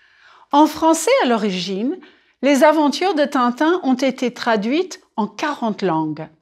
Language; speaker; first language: French; non-native, fluent; English